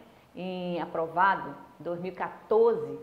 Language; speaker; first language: Portuguese; native; Portuguese